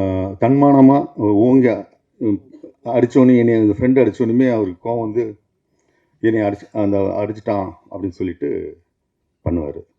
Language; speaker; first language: Tamil; native; Tamil